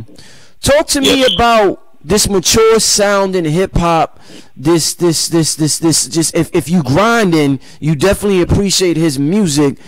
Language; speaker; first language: English; native; English